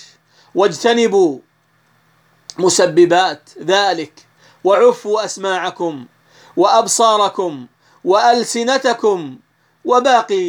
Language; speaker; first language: Arabic; native; Arabic